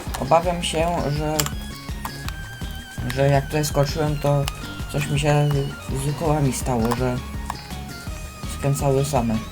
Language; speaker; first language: Polish; native; Polish